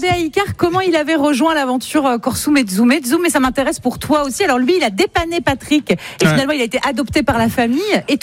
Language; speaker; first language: French; native; French